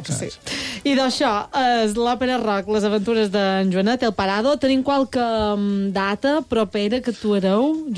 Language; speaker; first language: Catalan; native; Catalan